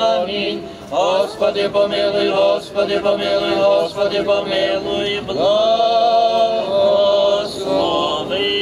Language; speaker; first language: Ukrainian; native; Ukrainian